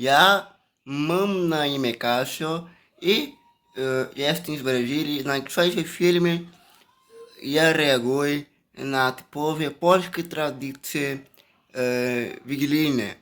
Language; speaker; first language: Polish; non-native, learner; Portuguese